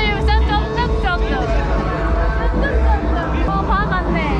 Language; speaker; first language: Turkish; non-native, learner; Korean